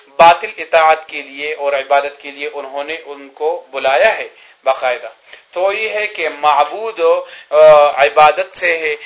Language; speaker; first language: Urdu; non-native, local second language; Pashto